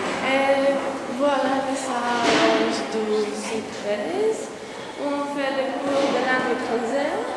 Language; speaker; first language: French; non-native, learner; Greek